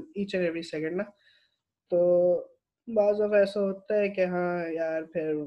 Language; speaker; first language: Urdu; native; Urdu